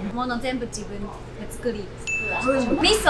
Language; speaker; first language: Japanese; non-native, learner; Chinese